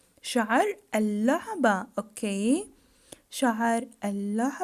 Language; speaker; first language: Arabic; native; Arabic